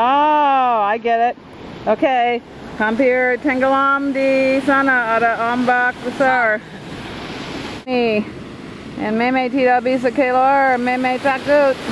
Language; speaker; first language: Indonesian; non-native, learner; English